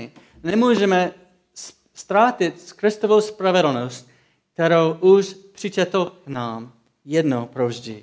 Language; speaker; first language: Czech; non-native, fluent; English